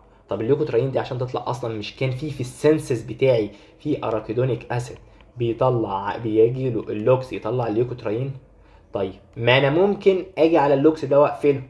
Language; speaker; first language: Arabic; native; Arabic